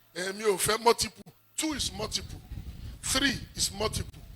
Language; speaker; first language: English; non-native, local second language; Yoruba